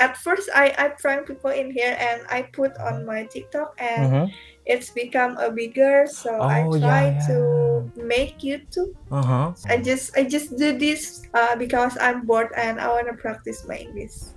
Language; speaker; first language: English; non-native, learner; Indonesian